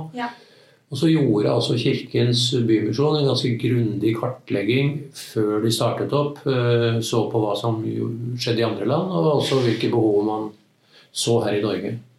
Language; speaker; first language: Norwegian; native; Norwegian